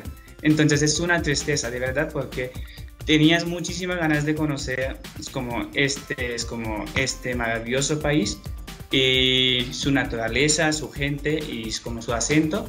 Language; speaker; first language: Spanish; non-native, fluent; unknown